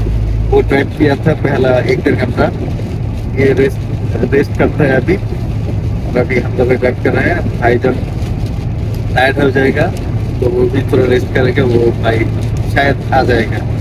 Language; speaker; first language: Hindi; non-native, learner; Bangla